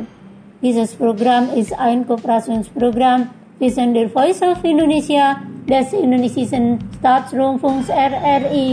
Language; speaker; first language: German; non-native, fluent; Indonesian